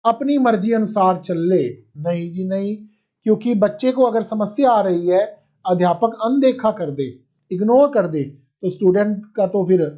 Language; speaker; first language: Hindi; non-native, local second language; Punjabi